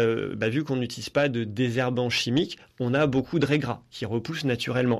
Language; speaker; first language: French; native; French